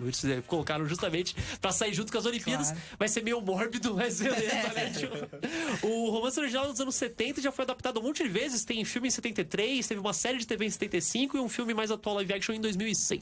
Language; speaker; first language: Portuguese; native; Portuguese